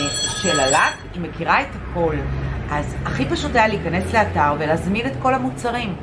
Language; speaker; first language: Hebrew; native; Hebrew